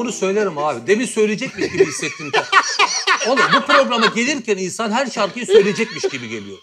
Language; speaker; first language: Turkish; native; Turkish